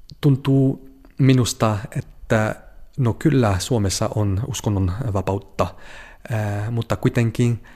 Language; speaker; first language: Finnish; non-native, fluent; French